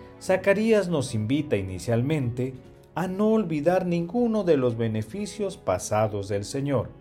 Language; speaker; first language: Spanish; native; Spanish